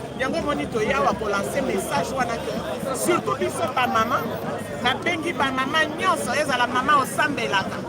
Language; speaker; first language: Lingala; non-native, local second language; Luba-Lulua